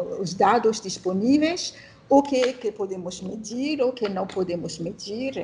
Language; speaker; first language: Portuguese; non-native, learner; French